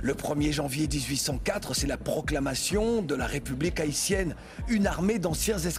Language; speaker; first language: French; native; French